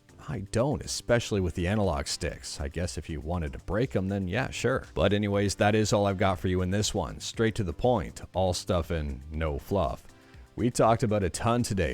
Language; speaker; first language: English; native; English